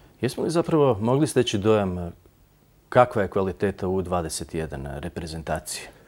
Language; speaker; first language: Croatian; native; Croatian